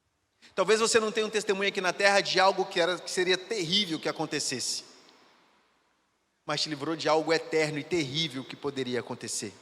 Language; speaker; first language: Portuguese; native; Portuguese